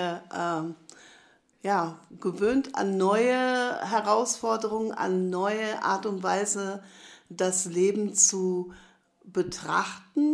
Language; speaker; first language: German; native; German